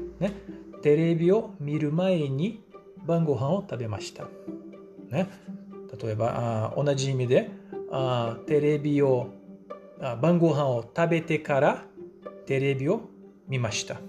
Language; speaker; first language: Japanese; non-native, fluent; Portuguese